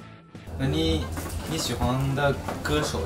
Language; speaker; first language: Chinese; non-native, fluent; Japanese